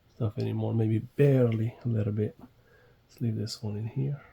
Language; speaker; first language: English; non-native, fluent; Arabic